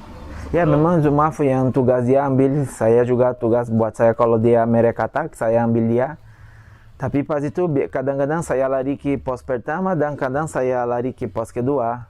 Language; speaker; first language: Indonesian; non-native, fluent; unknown